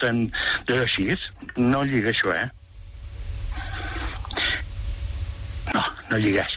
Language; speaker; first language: Catalan; native; Catalan